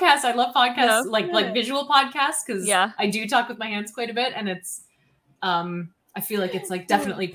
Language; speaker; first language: English; native; English